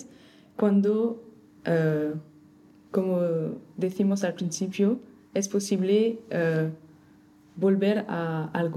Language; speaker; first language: Spanish; non-native, fluent; French